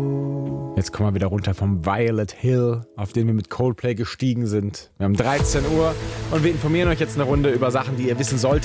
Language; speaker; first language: German; native; German